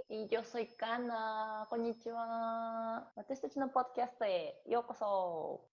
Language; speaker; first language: Spanish; non-native, learner; Japanese